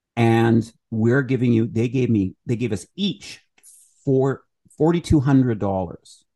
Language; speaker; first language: English; native; English